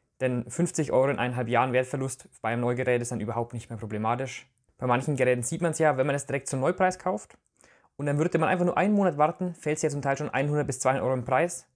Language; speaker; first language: German; native; German